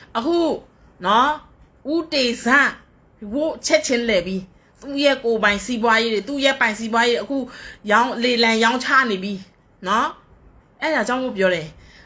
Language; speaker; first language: Burmese; non-native, local second language; S'gaw Karen